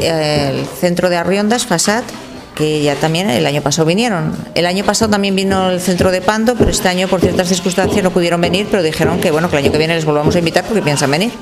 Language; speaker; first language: Spanish; native; Spanish